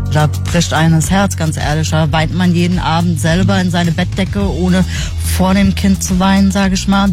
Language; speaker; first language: German; native; German